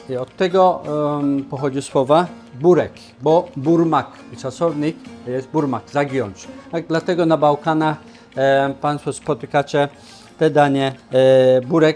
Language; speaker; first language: Polish; non-native, fluent; Turkish